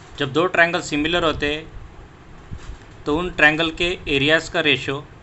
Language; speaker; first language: Hindi; non-native, local second language; Marathi